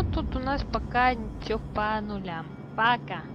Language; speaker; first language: Russian; native; Russian